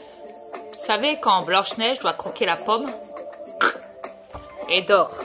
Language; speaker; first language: French; native; French